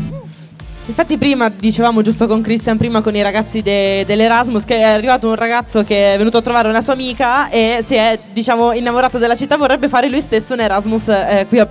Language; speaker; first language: Italian; native; Italian